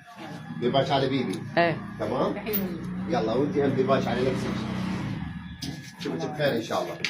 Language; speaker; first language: Arabic; native; Arabic